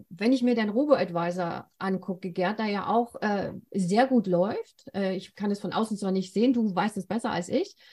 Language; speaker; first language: German; native; German